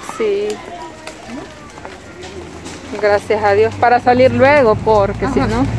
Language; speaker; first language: Spanish; native; Spanish